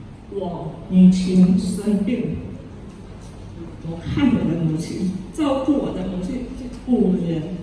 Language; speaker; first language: Chinese; early bilingual, heritage; Chinese